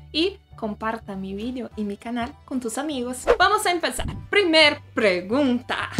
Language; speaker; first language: Spanish; non-native, fluent; Portuguese